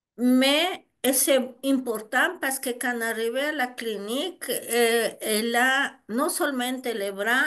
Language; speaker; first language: French; non-native, learner; Spanish